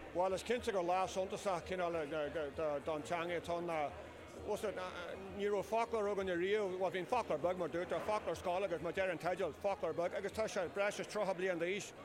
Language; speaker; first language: Irish; native; Irish